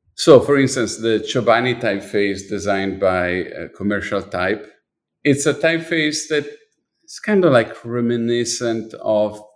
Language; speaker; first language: English; non-native, fluent; Italian